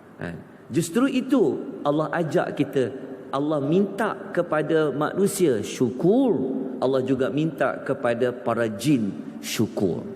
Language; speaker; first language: Malay; native; Malay